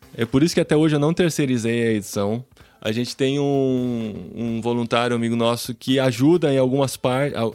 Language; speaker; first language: Portuguese; native; Portuguese